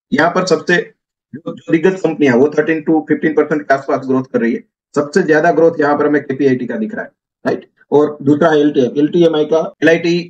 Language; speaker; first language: Hindi; non-native, local second language; Gujarati